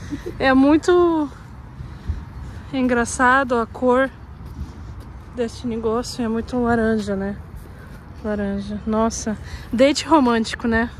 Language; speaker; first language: Portuguese; non-native, fluent; Russian